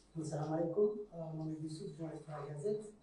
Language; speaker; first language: French; non-native, local second language; Comorian